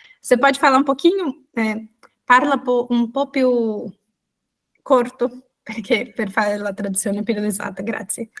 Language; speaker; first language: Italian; non-native, fluent; Portuguese